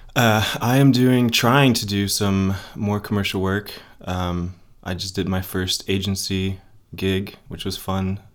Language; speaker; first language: English; early bilingual, other home language; Polish